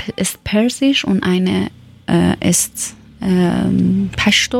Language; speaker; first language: German; non-native, learner; Persian